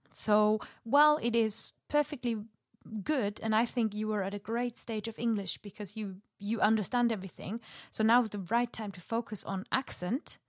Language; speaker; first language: English; non-native, fluent; German